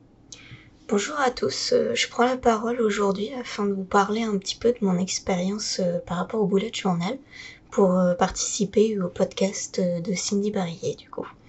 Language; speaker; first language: French; native; French